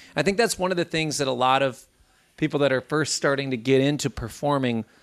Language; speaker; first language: English; native; English